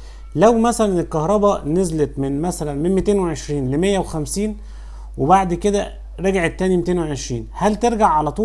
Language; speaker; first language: Arabic; native; Arabic